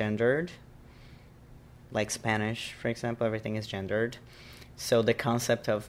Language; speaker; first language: English; non-native, fluent; Portuguese